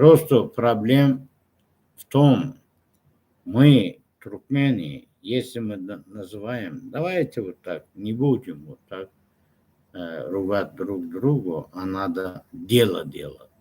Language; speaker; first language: Russian; non-native, local second language; Turkmen